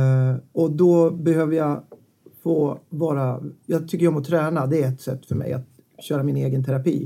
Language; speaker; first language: Swedish; native; Swedish